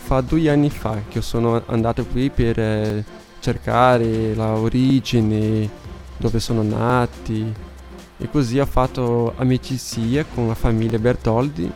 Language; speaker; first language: Italian; non-native, learner; Portuguese